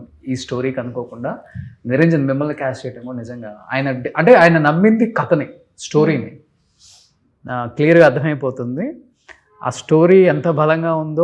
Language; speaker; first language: Telugu; native; Telugu